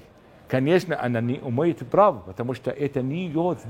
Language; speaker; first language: Russian; non-native, learner; Arabic